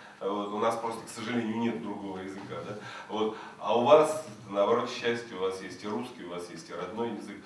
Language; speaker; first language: Russian; native; Russian